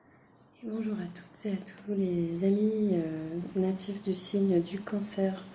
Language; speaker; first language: French; native; French